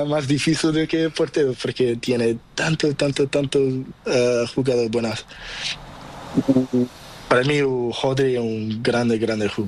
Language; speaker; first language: Spanish; non-native, learner; Portuguese